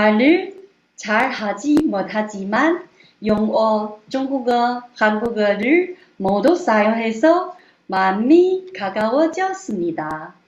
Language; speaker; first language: Korean; non-native, learner; Chinese